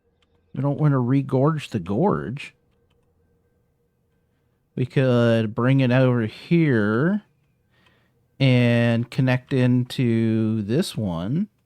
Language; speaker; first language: English; native; English